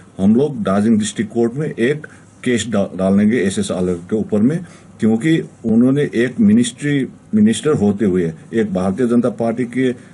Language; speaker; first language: Hindi; non-native, local second language; Nepali